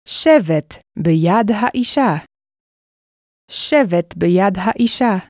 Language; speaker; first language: Hebrew; non-native, fluent; English